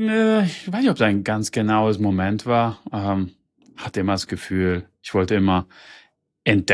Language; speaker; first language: German; early bilingual, heritage; German